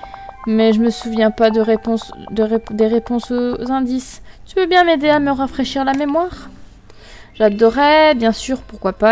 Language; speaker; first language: French; native; French